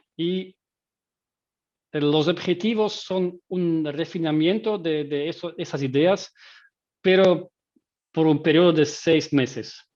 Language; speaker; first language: Spanish; non-native, fluent; Dutch